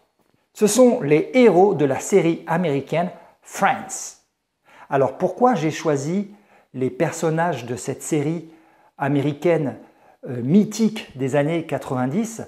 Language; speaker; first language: French; native; French